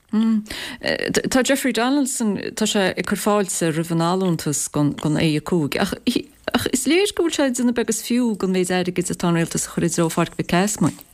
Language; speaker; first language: Irish; native; Irish